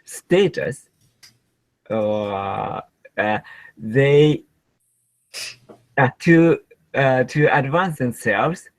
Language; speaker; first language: English; non-native, learner; Japanese